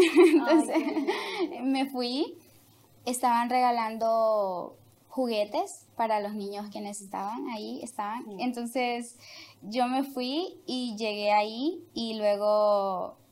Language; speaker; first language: Spanish; native; Spanish